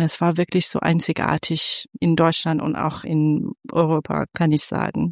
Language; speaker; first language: German; non-native, fluent; Persian